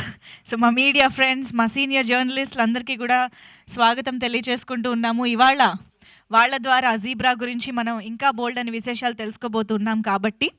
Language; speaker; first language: Telugu; native; Telugu